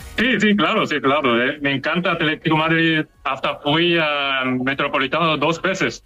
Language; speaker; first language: Spanish; non-native, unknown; Korean